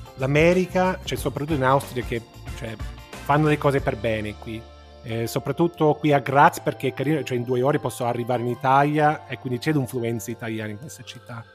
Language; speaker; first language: Italian; early bilingual, heritage; English